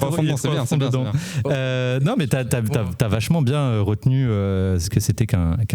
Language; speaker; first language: French; native; French